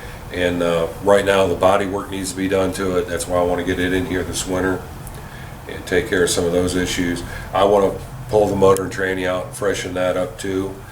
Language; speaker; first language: English; native; English